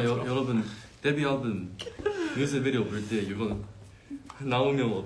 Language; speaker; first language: Korean; non-native, fluent; Chinese